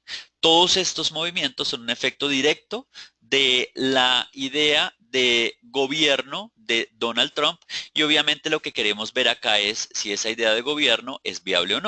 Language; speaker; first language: Spanish; native; Spanish